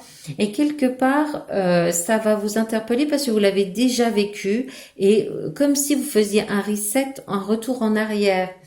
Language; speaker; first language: French; native; French